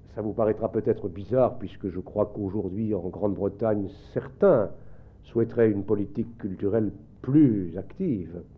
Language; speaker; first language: French; native; French